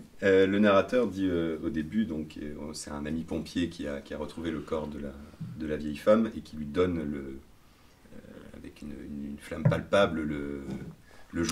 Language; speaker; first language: French; native; French